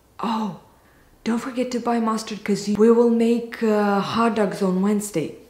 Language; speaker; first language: English; non-native, fluent; Romanian